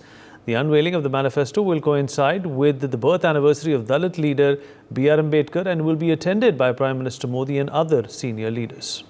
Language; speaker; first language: English; non-native, local second language; Hindi